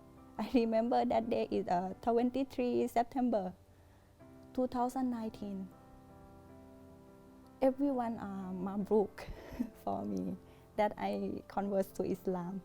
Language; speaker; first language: English; non-native, learner; Thai